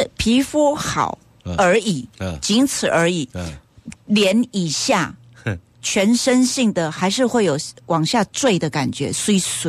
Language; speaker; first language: Chinese; native; Chinese